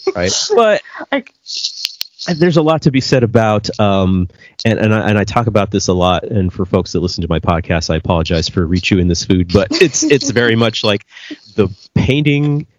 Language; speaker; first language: English; native; English